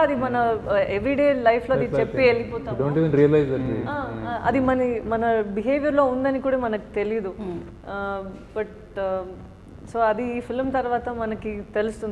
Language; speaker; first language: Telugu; non-native, local second language; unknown